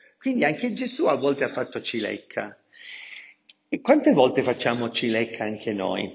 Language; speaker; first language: Italian; native; Italian